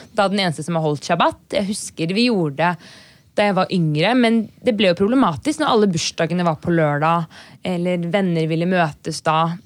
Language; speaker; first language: Norwegian; native; Norwegian